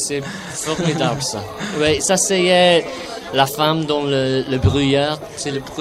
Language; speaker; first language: French; non-native, fluent; English